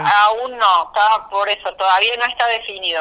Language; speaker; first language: Spanish; native; Spanish